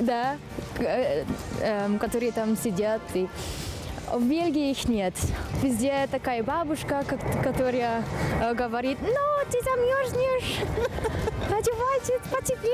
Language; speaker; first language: Russian; non-native, learner; Dutch